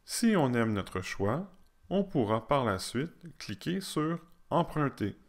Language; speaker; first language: French; native; French